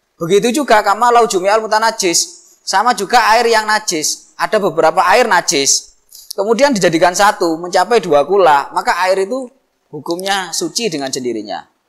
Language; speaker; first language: Indonesian; non-native, local second language; Javanese